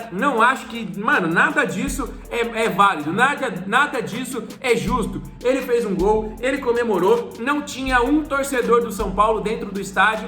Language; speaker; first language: Portuguese; native; Portuguese